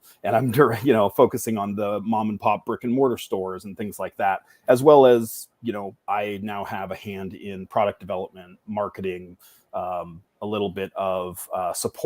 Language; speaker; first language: English; native; English